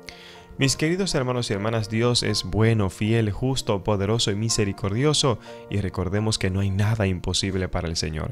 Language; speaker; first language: Spanish; native; Spanish